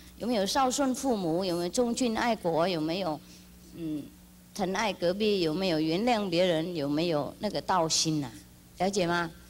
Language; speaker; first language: Chinese; non-native, fluent; Vietnamese